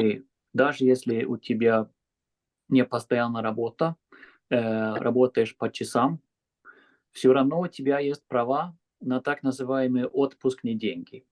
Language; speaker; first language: Russian; non-native, fluent; Swedish